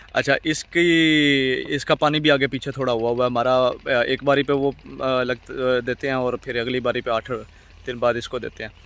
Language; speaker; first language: Urdu; non-native, local second language; Punjabi